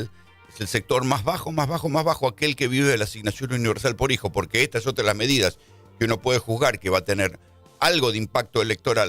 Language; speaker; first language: Spanish; native; Spanish